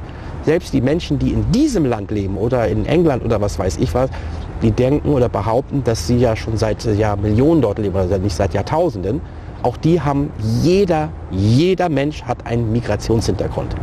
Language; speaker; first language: German; early bilingual, other home language; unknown